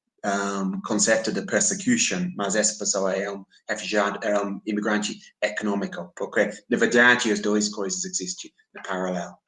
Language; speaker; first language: Portuguese; non-native, fluent; English